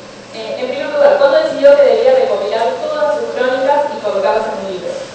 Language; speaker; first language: Spanish; native; Spanish